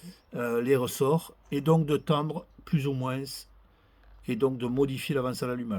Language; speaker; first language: French; native; French